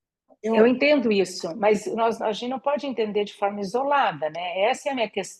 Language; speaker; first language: Portuguese; native; Portuguese